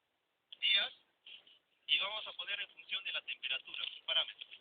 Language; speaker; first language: Spanish; native; Spanish